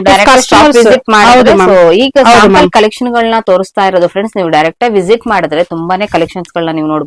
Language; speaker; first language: Kannada; native; Kannada